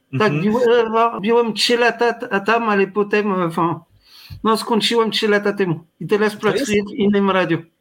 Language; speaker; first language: Polish; non-native, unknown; French